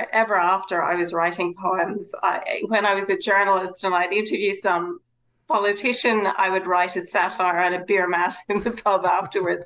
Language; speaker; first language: English; native; English